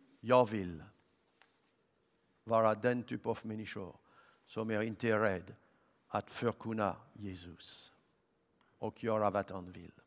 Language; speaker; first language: Swedish; non-native, learner; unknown